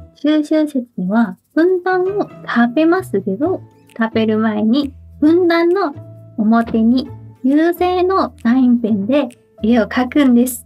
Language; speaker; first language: Japanese; non-native, fluent; Chinese